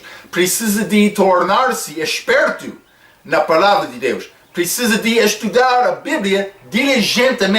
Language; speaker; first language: Portuguese; non-native, fluent; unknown